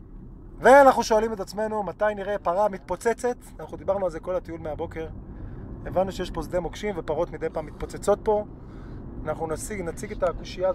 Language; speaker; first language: Hebrew; native; Hebrew